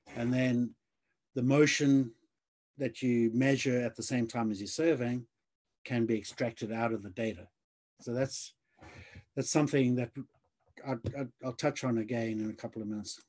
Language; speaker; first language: English; native; English